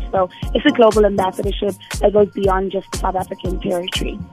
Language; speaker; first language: English; non-native, local second language; Zulu